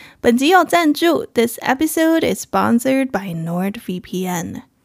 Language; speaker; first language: English; non-native, fluent; Chinese